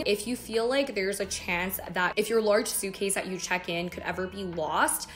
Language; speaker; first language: English; native; English